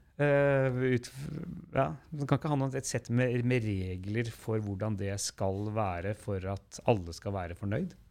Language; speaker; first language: Norwegian; native; Norwegian